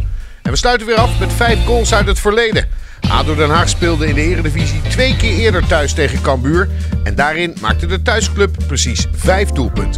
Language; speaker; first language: Dutch; native; Dutch